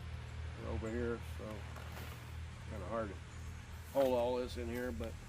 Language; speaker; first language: English; native; English